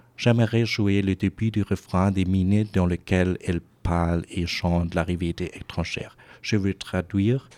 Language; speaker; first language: French; non-native, fluent; German